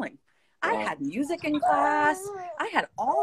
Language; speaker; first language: English; native; English